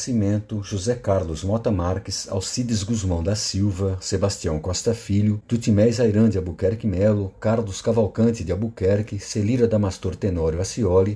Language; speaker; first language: Portuguese; native; Portuguese